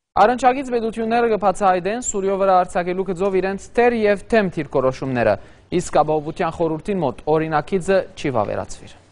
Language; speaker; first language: Armenian; early bilingual, heritage; Armenian